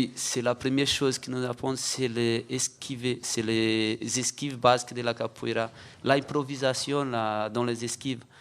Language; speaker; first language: French; non-native, fluent; Portuguese